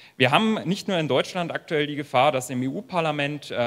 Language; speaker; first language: German; native; German